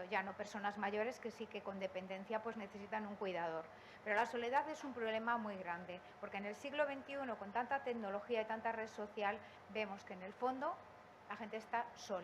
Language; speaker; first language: Spanish; native; Spanish